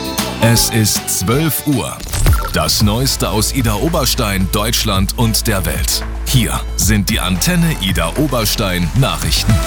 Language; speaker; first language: German; native; German